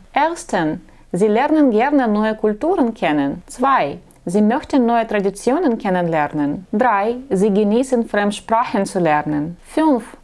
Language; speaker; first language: German; non-native, learner; Russian